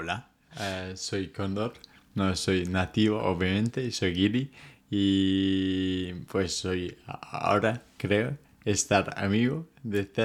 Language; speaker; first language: Spanish; non-native, fluent; English